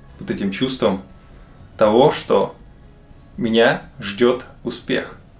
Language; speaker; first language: Russian; native; Russian